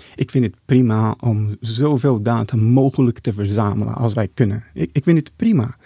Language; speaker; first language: Dutch; non-native, fluent; Portuguese